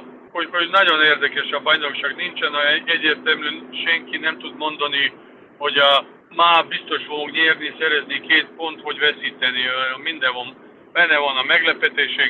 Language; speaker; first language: Hungarian; non-native, fluent; Serbian